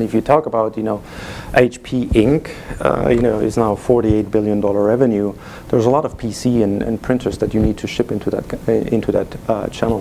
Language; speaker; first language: English; non-native, fluent; German